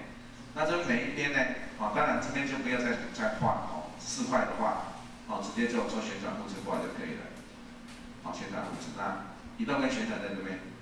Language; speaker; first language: Chinese; native; Chinese